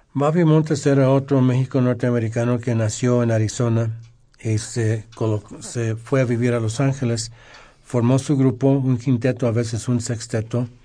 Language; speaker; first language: Spanish; early bilingual, heritage; Spanish